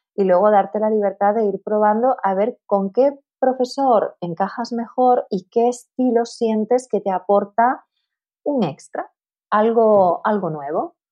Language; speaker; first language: Spanish; native; Spanish